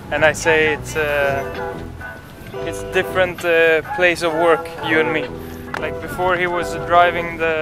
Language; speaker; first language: English; non-native, fluent; Swedish